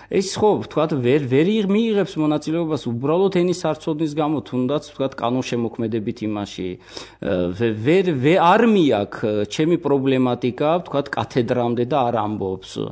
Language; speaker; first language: Georgian; non-native, local second language; Azerbaijani